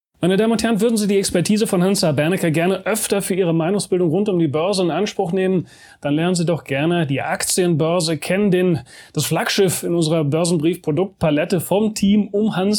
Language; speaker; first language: German; native; German